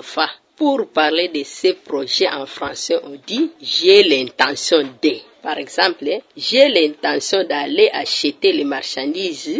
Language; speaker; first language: French; non-native, learner; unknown